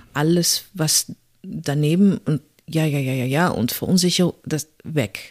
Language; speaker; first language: German; non-native, fluent; Dutch